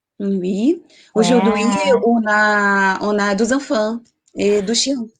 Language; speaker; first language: French; non-native, learner; Portuguese